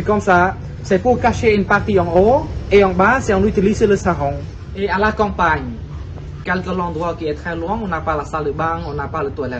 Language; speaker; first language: French; non-native, fluent; Khmer